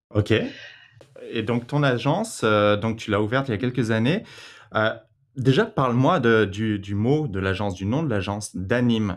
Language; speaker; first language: French; native; French